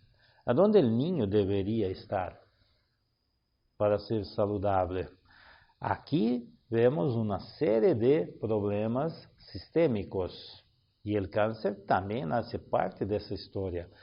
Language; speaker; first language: Spanish; non-native, learner; Portuguese